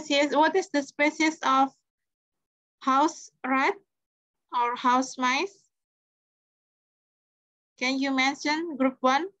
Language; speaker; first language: English; non-native, fluent; Indonesian